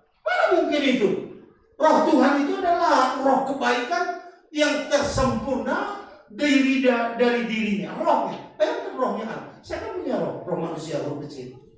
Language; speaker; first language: Indonesian; non-native, local second language; Batak Toba